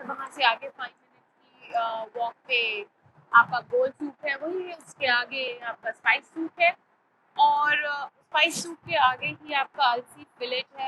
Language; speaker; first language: Hindi; native; Hindi